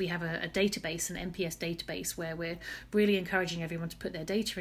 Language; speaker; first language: English; native; English